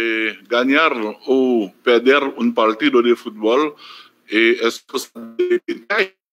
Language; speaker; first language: Spanish; non-native, fluent; Haitian Creole